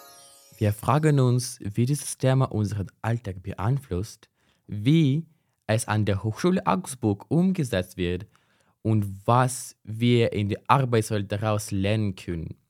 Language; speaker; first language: German; non-native, fluent; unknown